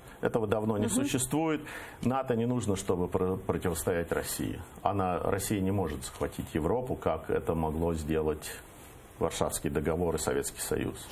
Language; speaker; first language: Russian; early bilingual, heritage; Russian